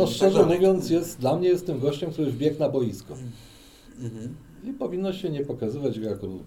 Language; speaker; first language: Polish; native; Polish